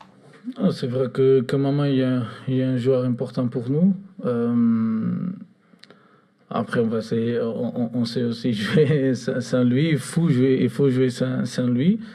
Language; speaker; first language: French; non-native, fluent; Portuguese